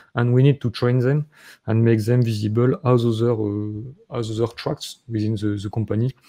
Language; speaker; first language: English; non-native, fluent; French